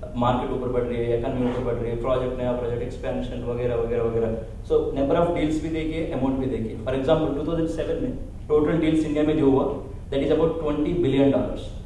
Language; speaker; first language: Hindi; non-native, local second language; Telugu